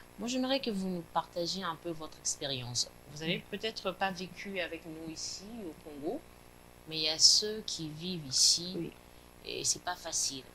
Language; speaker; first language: French; non-native, local second language; Lingala